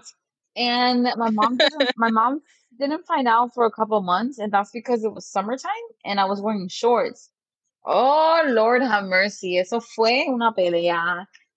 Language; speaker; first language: English; non-native, fluent; Spanish